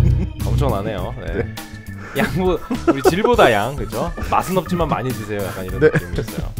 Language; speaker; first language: Korean; native; Korean